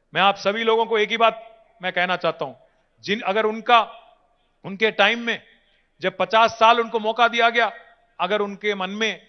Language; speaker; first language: Hindi; non-native, local second language; Telugu